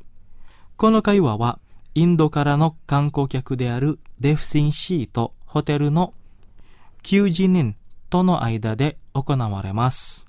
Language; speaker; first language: Japanese; non-native, fluent; Indonesian